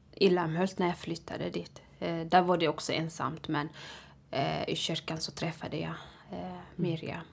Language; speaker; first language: Swedish; non-native, fluent; Tigrinya